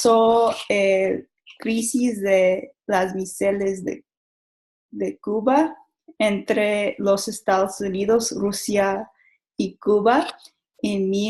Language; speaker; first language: Spanish; non-native, learner; English